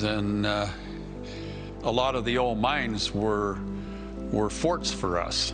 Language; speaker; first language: English; native; English